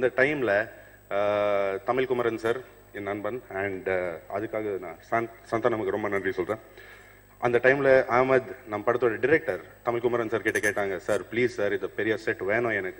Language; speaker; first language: Tamil; non-native, fluent; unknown